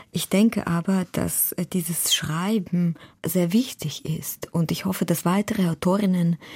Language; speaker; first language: German; non-native, fluent; Ukrainian